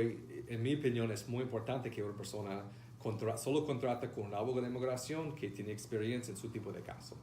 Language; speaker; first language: Spanish; non-native, fluent; English